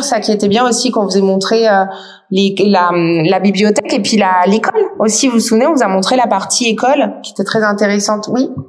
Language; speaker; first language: French; native; French